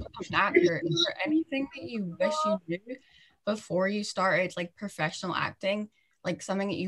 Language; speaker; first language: English; non-native, fluent; Dutch